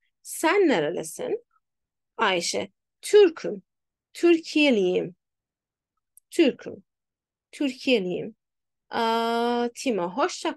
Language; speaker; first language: Turkish; non-native, fluent; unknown